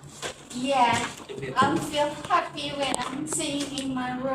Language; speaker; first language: English; non-native, learner; Indonesian